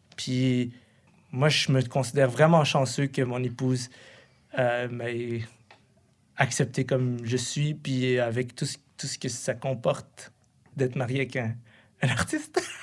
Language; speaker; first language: French; early bilingual, other home language; Arabic